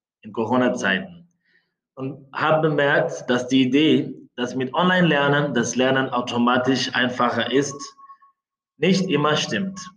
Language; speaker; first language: German; non-native, fluent; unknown